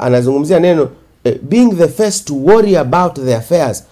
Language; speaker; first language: English; non-native, local second language; Swahili